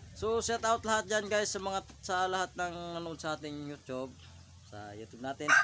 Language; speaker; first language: Filipino; non-native, local second language; Cebuano